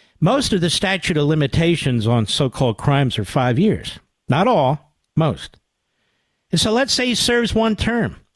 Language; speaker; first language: English; native; English